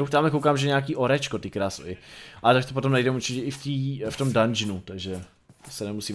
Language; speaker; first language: Czech; native; Czech